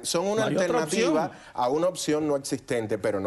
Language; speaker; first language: Spanish; native; Spanish